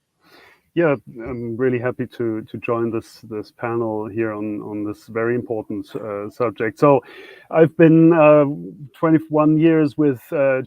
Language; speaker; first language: English; non-native, fluent; German